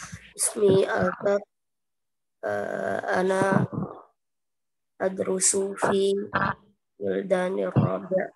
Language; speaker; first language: Arabic; non-native, learner; Indonesian